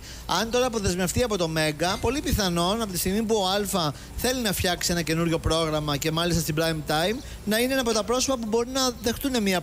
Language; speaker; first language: Greek; native; Greek